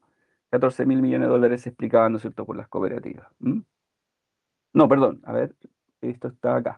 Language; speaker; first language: Spanish; native; Spanish